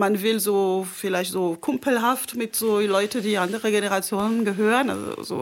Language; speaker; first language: German; non-native, fluent; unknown